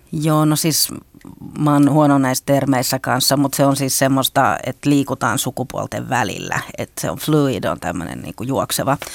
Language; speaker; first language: Finnish; native; Finnish